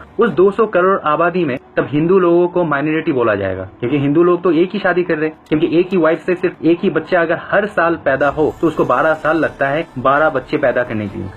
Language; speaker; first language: Hindi; non-native, fluent; Bangla